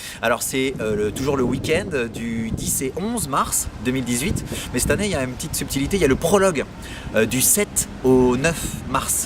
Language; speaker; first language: French; native; French